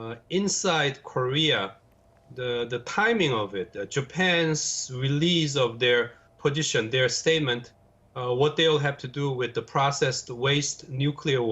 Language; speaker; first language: English; non-native, fluent; Korean